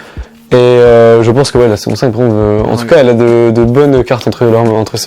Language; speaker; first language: French; native; French